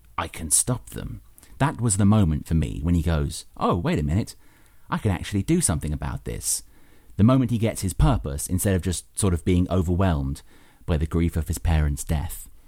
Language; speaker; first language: English; native; English